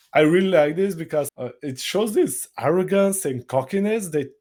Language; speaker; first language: English; non-native, fluent; Bulgarian